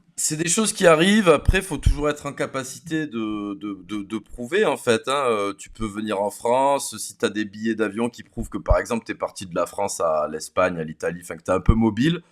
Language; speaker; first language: French; native; French